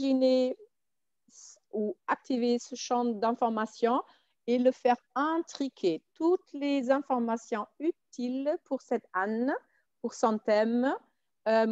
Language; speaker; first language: French; non-native, fluent; German